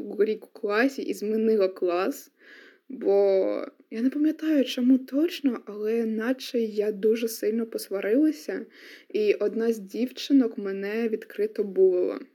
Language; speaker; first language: Ukrainian; non-native, local second language; Russian